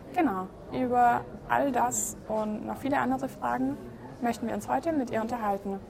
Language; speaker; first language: German; native; German